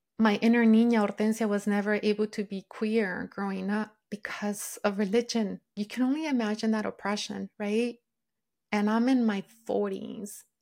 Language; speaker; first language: English; early bilingual, other home language; Spanish